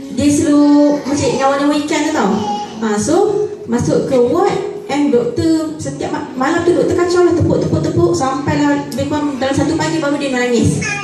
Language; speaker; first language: Malay; native; Malay